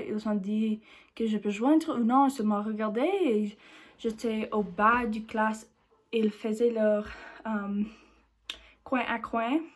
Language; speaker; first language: French; non-native, learner; English